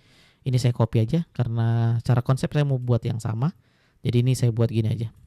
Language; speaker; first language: Indonesian; native; Indonesian